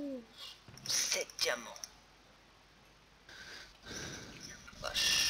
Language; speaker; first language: French; native; French